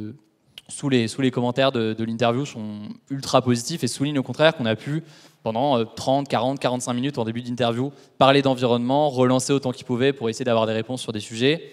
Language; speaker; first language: French; native; French